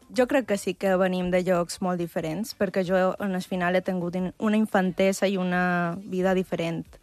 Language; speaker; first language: Catalan; early bilingual, other home language; Spanish